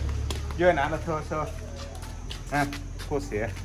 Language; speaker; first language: Chinese; non-native, fluent; Vietnamese